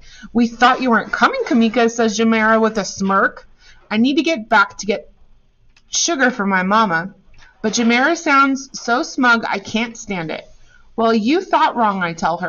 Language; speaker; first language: English; native; English